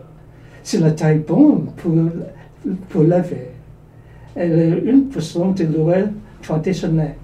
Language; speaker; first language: French; non-native, learner; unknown